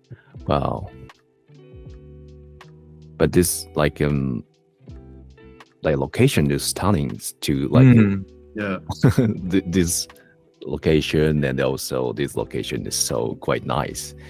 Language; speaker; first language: English; non-native, learner; Japanese